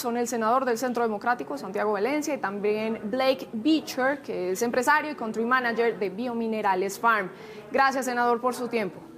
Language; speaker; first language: Spanish; native; Spanish